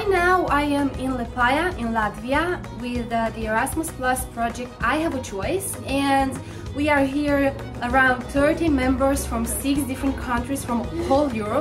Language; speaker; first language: English; non-native, fluent; Romanian